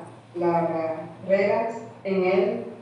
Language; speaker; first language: Spanish; non-native, local second language; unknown